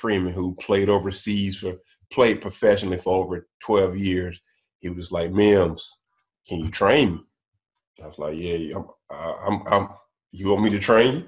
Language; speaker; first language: English; native; English